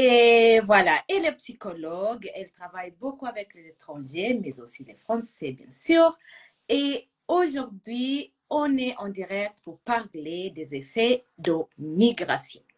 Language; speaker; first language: French; non-native, fluent; Gusii